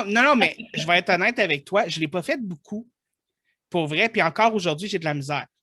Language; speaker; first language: French; native; French